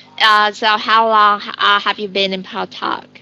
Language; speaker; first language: English; non-native, learner; Vietnamese